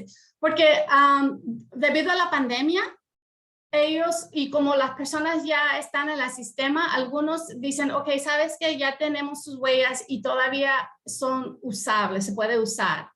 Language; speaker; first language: Spanish; early bilingual, heritage; Spanish